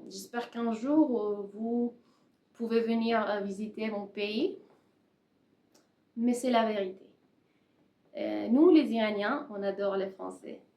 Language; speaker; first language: French; non-native, learner; Persian